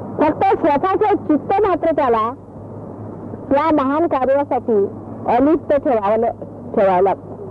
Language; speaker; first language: Marathi; native; Marathi